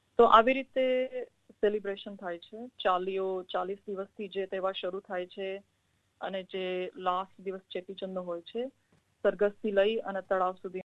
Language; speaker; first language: Gujarati; non-native, local second language; Sindhi